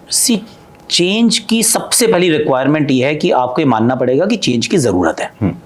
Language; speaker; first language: Hindi; native; Hindi